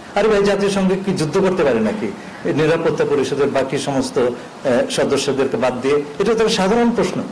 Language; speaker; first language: Bangla; native; Bangla